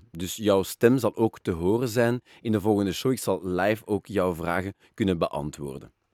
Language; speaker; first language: Dutch; non-native, local second language; French